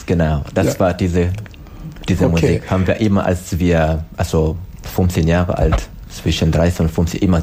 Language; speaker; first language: German; non-native, learner; Swahili